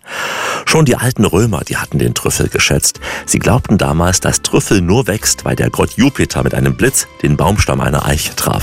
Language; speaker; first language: German; native; German